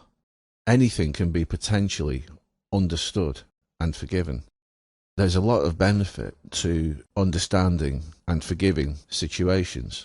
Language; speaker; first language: English; native; English